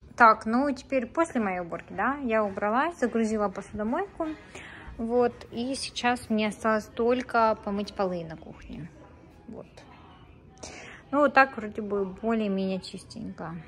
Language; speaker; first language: Russian; native; Russian